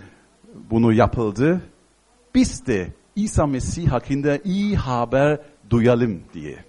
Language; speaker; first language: Turkish; non-native, fluent; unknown